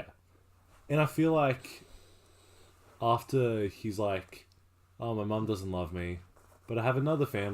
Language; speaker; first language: English; native; English